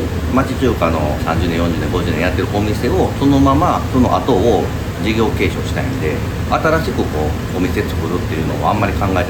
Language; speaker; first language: Japanese; native; Japanese